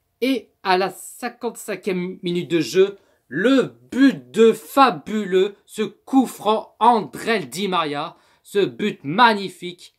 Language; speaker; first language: French; native; French